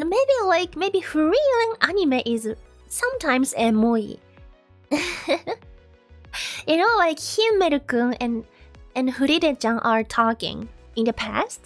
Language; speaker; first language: English; non-native, learner; Japanese